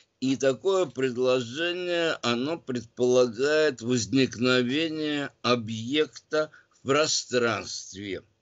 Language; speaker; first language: Russian; native; Russian